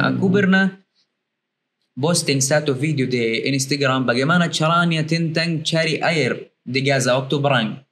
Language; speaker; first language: Indonesian; non-native, learner; Arabic